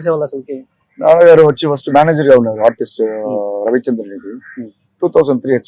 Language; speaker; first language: Telugu; non-native, local second language; Tamil